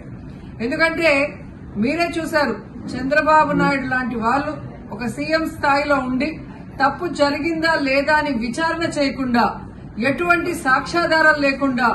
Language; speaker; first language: Telugu; native; Telugu